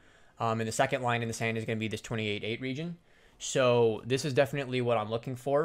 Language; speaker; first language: English; native; English